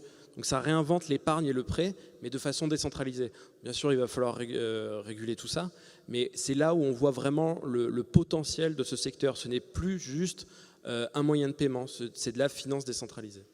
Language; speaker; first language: French; native; French